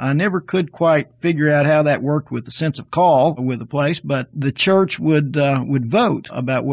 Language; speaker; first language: English; native; English